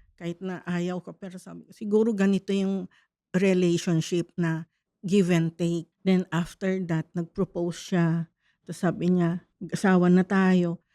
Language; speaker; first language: Filipino; native; Filipino